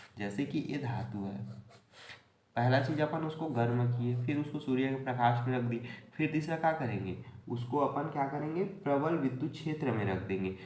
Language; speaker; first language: Hindi; native; Hindi